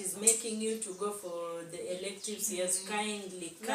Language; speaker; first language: English; non-native, local second language; Swahili